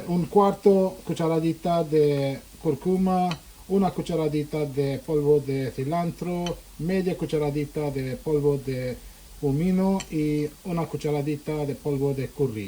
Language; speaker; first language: Spanish; non-native, fluent; Bangla